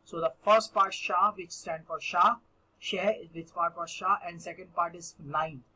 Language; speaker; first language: English; non-native, local second language; Hindi